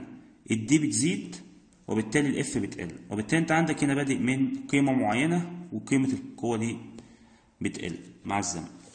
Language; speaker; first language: Arabic; native; Arabic